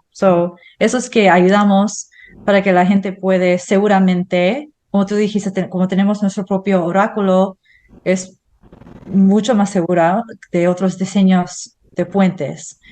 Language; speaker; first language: Spanish; non-native, fluent; English